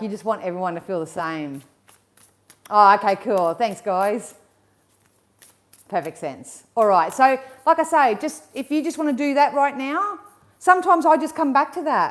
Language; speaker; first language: English; native; English